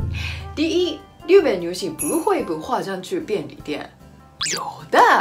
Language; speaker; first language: Chinese; non-native, fluent; Japanese